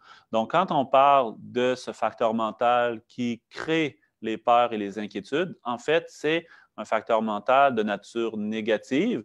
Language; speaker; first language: French; native; French